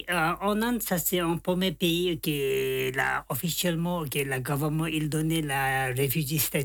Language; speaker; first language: French; non-native, learner; Tibetan